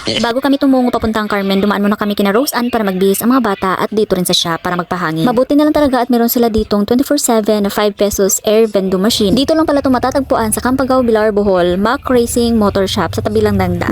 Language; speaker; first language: Filipino; non-native, local second language; Cebuano